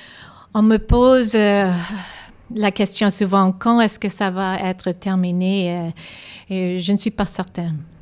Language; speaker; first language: French; non-native, local second language; English